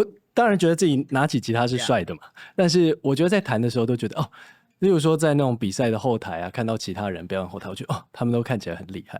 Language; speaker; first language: Chinese; native; Chinese